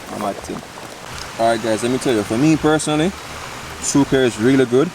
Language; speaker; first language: English; native; English